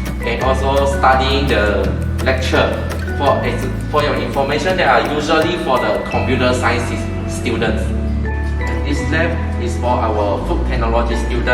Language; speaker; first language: English; non-native, local second language; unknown